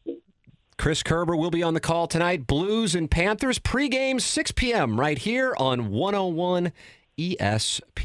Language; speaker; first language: English; native; English